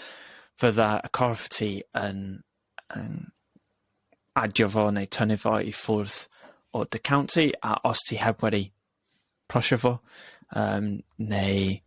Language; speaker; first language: Welsh; non-native, local second language; English